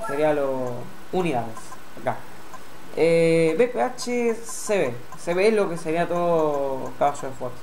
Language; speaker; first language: Spanish; native; Spanish